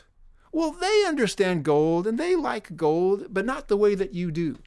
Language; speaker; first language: English; native; English